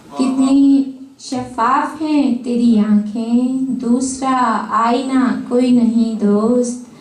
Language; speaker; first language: Urdu; native; Urdu